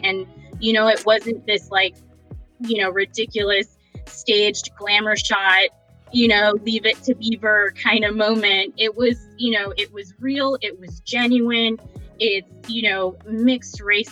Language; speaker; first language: English; native; English